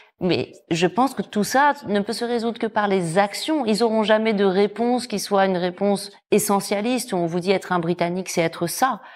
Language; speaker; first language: French; native; French